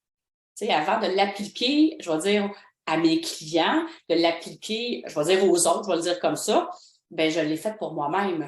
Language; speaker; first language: French; native; French